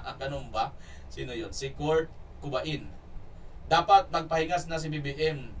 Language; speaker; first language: Filipino; non-native, local second language; Cebuano